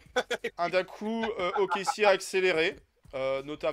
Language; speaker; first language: French; native; French